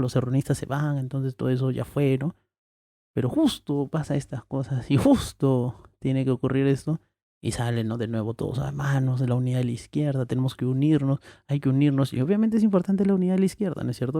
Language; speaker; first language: Spanish; native; Spanish